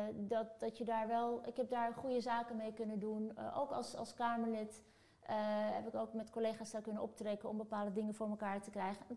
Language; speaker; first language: Dutch; early bilingual, other home language; Turkish